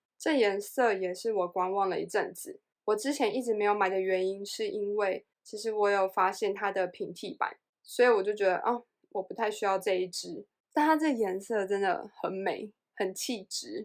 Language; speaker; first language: Chinese; native; Chinese